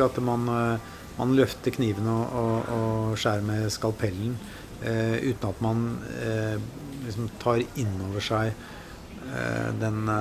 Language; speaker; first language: Norwegian; native; Norwegian